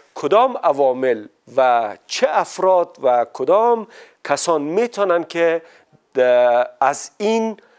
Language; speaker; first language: Persian; native; Persian